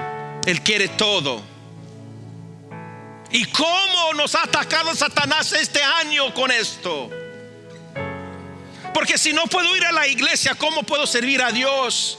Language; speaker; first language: Spanish; early bilingual, heritage; Spanish